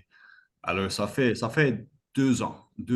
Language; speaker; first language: French; non-native, fluent; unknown